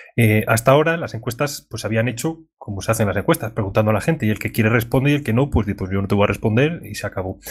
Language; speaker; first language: Spanish; native; Spanish